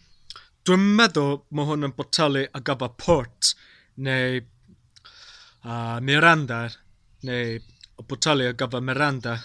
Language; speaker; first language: Welsh; non-native, learner; English